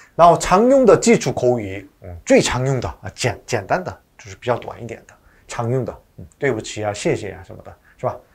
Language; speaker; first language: Chinese; non-native, fluent; Korean